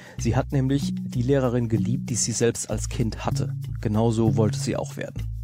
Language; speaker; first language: German; native; German